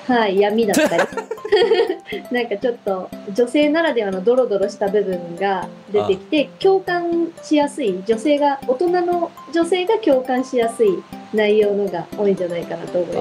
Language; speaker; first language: Japanese; native; Japanese